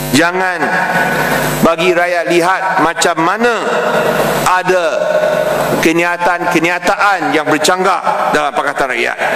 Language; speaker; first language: Malay; non-native, local second language; Chinese